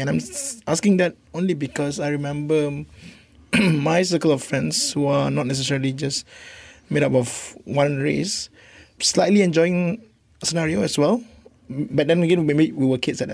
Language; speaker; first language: English; non-native, local second language; Malay